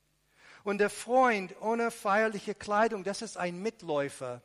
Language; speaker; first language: German; non-native, fluent; Arabic